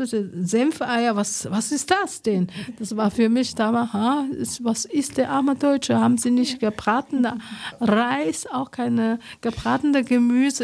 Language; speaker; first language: German; non-native, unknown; Chinese